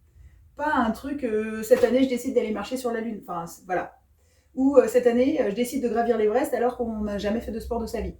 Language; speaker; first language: French; native; French